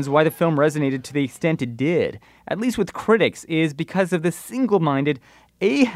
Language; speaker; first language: English; native; English